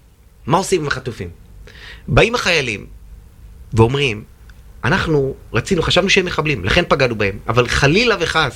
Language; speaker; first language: Hebrew; native; Hebrew